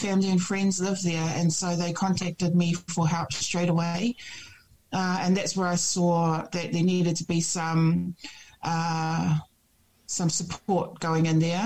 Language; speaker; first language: English; native; English